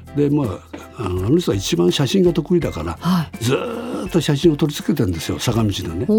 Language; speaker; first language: Japanese; native; Japanese